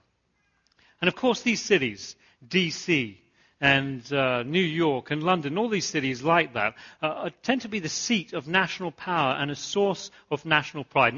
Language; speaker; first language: English; native; English